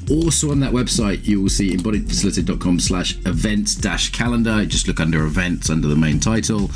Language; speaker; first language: English; native; English